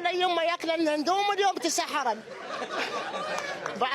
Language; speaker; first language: Arabic; native; Arabic